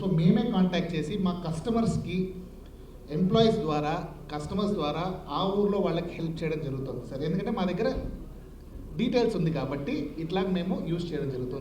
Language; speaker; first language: Telugu; native; Telugu